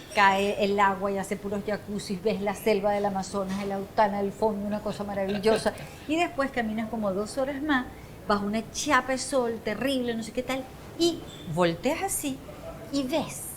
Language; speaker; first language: Spanish; native; Spanish